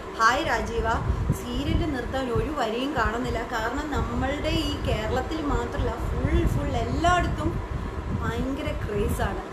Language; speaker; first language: Malayalam; early bilingual, heritage; Malayalam